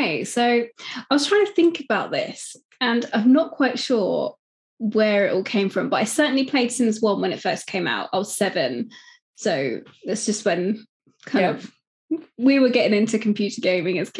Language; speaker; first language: English; native; English